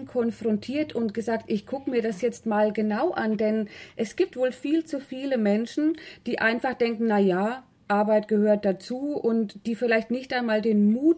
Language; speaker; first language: German; native; German